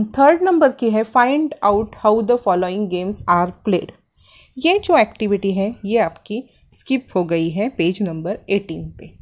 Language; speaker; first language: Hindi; non-native, local second language; Marathi